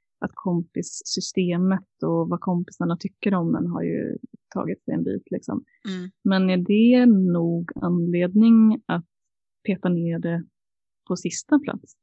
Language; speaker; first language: Swedish; native; Swedish